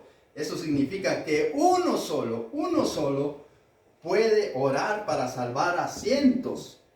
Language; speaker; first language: Spanish; native; Spanish